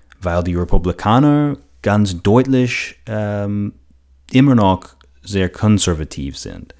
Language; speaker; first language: German; non-native, fluent; English